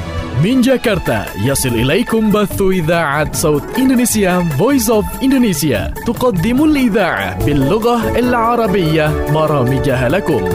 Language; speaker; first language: Arabic; non-native, fluent; Indonesian